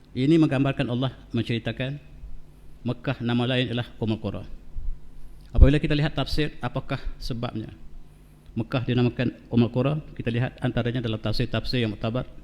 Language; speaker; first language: Malay; native; Malay